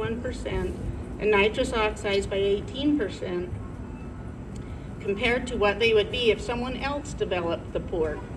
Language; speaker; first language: English; native; English